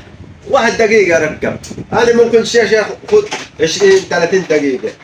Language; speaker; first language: Arabic; non-native, learner; Bangla